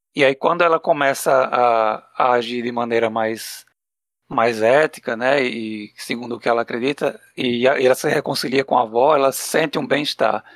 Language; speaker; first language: Portuguese; native; Portuguese